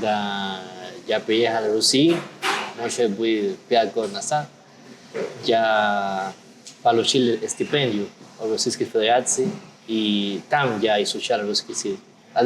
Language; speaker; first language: Russian; non-native, learner; Spanish